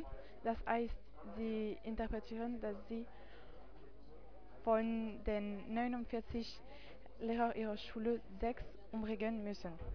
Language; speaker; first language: German; non-native, learner; French